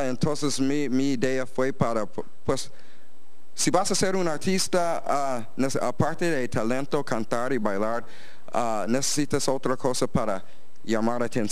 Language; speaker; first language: Spanish; non-native, fluent; English